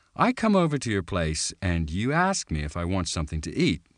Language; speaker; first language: English; native; English